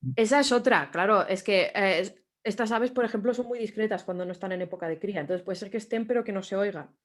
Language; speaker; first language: Spanish; native; Spanish